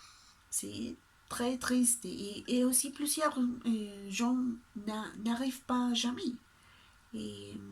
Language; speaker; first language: French; non-native, learner; Spanish